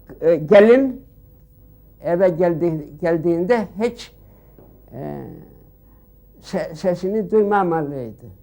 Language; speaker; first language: Turkish; early bilingual, heritage; Turkish